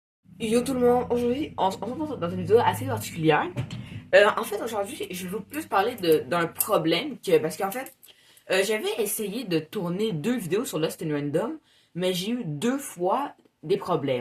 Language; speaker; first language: French; native; French